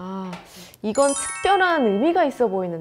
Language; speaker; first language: Korean; native; Korean